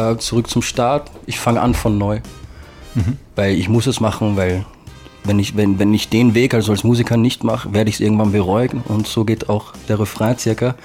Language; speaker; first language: German; early bilingual, other home language; French